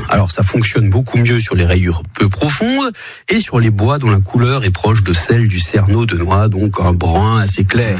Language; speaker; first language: French; native; French